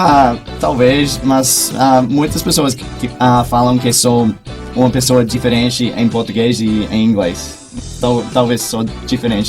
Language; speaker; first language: Portuguese; non-native, fluent; English